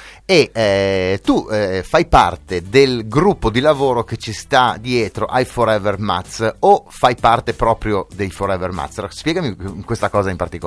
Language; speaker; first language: Italian; native; Italian